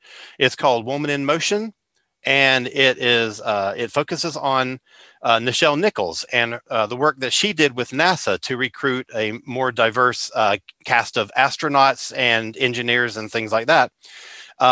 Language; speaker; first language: English; native; English